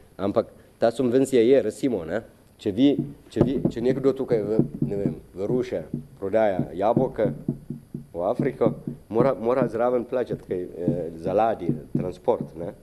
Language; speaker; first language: Slovenian; non-native, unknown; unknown